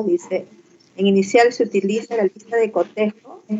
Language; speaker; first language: Spanish; native; Spanish